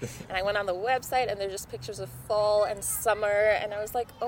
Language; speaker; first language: English; non-native, local second language; Shona